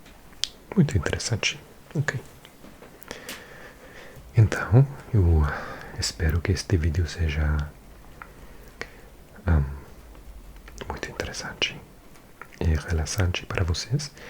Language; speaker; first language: Portuguese; non-native, learner; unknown